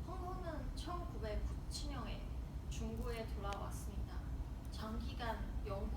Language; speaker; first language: Korean; non-native, learner; Chinese